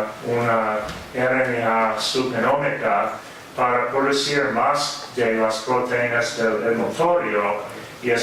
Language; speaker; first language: Spanish; non-native, fluent; English